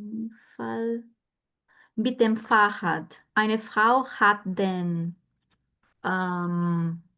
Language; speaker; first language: German; non-native, learner; Portuguese